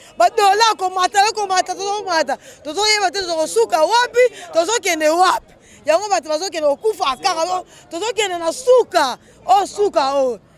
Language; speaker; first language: Lingala; non-native, local second language; Kongo